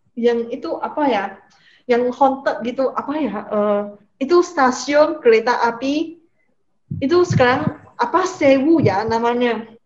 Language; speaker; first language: Indonesian; non-native, fluent; Malay